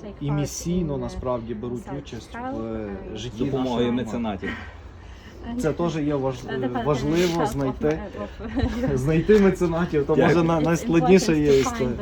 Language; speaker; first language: Ukrainian; native; Ukrainian